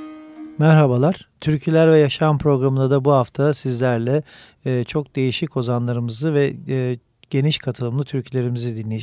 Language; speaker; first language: Turkish; native; Turkish